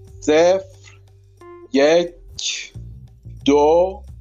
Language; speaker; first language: Japanese; non-native, fluent; Persian